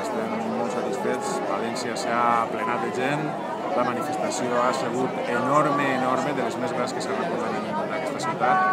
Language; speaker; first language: Catalan; native; Catalan